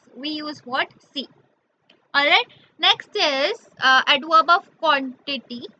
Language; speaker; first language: English; non-native, local second language; Hindi